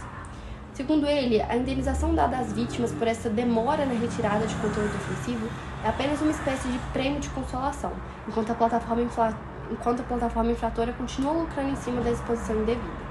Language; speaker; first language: Portuguese; native; Portuguese